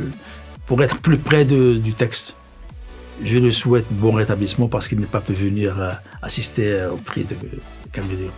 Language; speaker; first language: French; non-native, local second language; Arabic